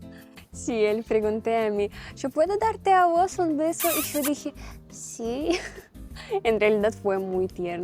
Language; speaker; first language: Spanish; non-native, learner; Russian